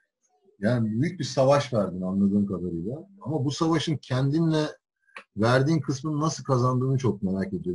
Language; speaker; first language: Turkish; native; Turkish